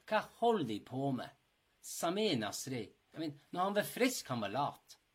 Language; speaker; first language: Norwegian; non-native, fluent; English